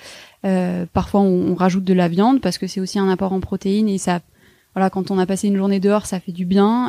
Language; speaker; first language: French; native; French